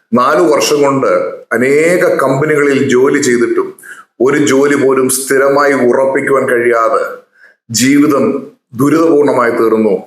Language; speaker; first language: Malayalam; native; Malayalam